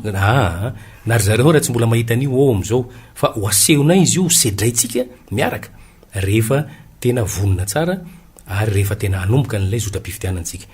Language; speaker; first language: Malagasy; native; Malagasy